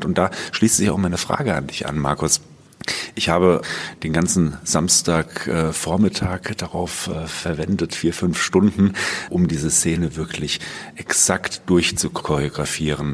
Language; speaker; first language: German; native; German